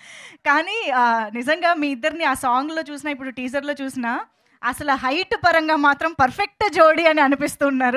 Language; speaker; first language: Telugu; native; Telugu